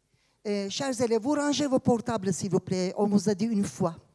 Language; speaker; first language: French; non-native, fluent; Turkish